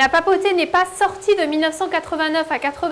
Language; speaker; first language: French; native; French